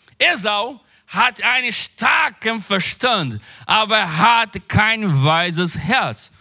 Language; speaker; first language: German; non-native, learner; Portuguese